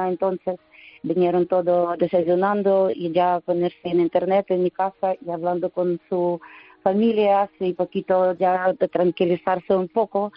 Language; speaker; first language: Spanish; non-native, learner; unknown